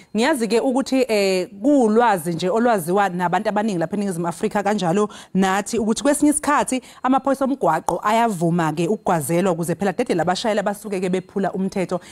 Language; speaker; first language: Zulu; non-native, local second language; Xhosa